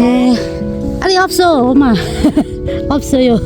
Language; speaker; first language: Korean; non-native, learner; Thai